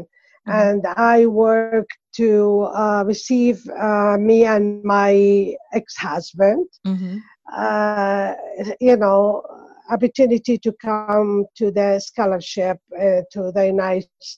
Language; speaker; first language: English; non-native, learner; Arabic